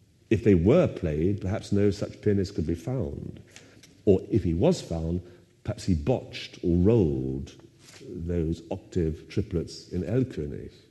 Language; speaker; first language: English; native; English